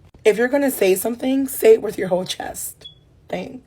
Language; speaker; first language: English; native; English